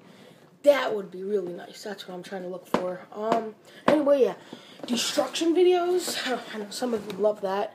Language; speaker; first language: English; native; English